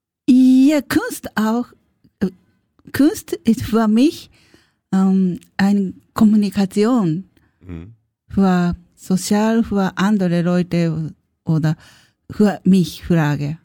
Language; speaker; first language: German; non-native, learner; Japanese